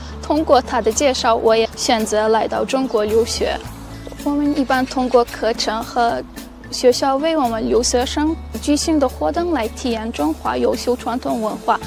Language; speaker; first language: Chinese; non-native, fluent; Turkmen